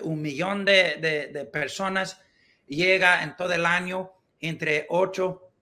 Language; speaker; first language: Spanish; non-native, learner; English